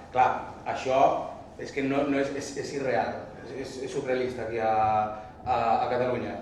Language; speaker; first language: Catalan; non-native, local second language; Spanish